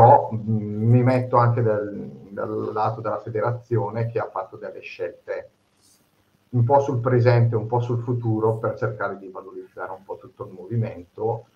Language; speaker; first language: Italian; native; Italian